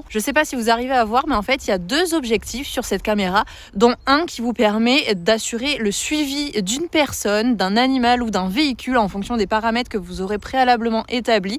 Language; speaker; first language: French; native; French